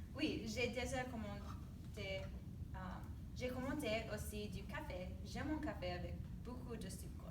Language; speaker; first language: French; non-native, learner; English